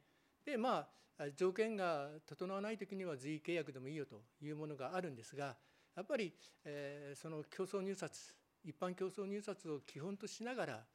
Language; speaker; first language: Japanese; native; Japanese